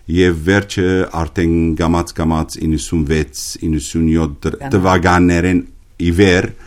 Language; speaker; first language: Armenian; early bilingual, heritage; Armenian